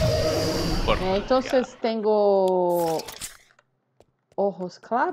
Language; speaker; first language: Spanish; non-native, learner; Portuguese